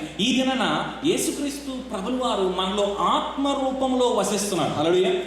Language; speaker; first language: Telugu; non-native, local second language; Rajasthani